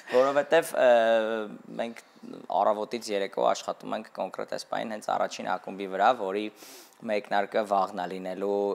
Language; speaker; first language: Armenian; native; Armenian